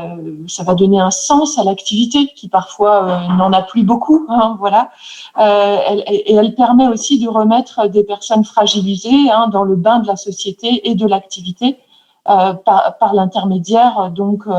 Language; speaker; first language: French; native; French